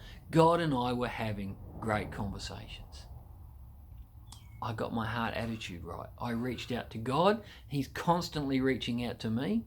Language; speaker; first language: English; native; English